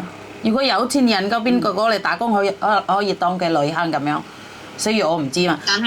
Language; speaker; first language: Cantonese; non-native, fluent; Indonesian